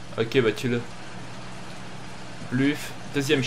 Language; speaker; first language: French; native; French